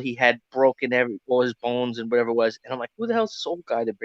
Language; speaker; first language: English; native; English